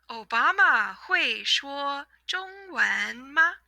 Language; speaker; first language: Chinese; non-native, fluent; English